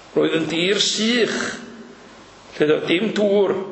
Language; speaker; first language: Welsh; native; Welsh